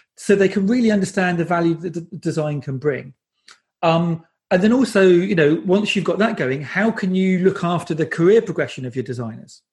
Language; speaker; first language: English; native; English